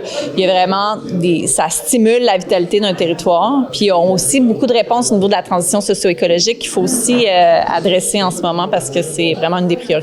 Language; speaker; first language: French; native; French